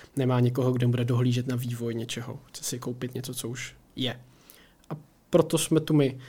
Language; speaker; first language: Czech; native; Czech